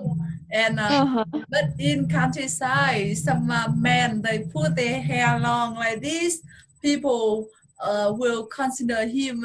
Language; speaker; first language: English; non-native, fluent; Vietnamese